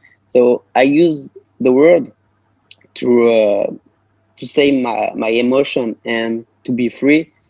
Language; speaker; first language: English; non-native, learner; French